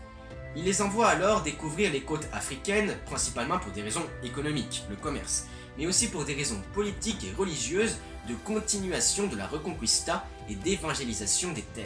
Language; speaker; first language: French; native; French